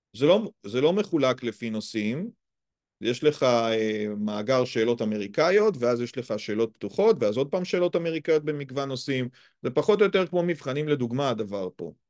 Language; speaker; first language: Hebrew; native; Hebrew